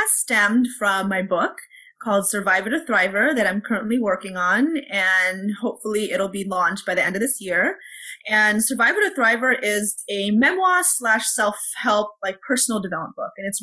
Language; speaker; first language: English; early bilingual, other home language; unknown